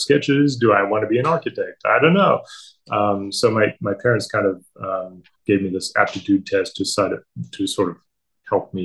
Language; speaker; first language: English; native; English